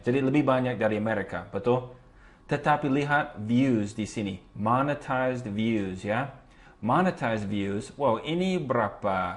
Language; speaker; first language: Indonesian; non-native, fluent; English